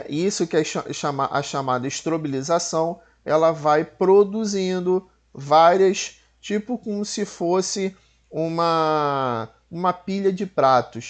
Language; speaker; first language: Portuguese; native; Portuguese